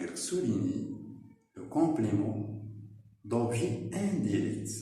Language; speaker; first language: French; non-native, local second language; Arabic